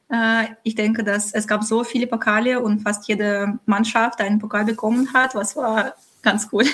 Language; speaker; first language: German; non-native, fluent; Russian